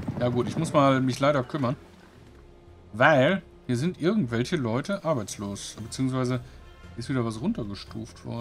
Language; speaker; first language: German; native; German